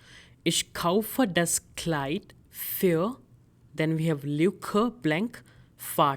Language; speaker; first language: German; non-native, fluent; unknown